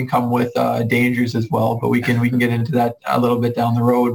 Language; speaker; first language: English; native; English